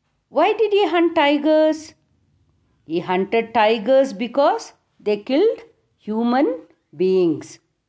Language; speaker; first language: English; non-native, local second language; Tamil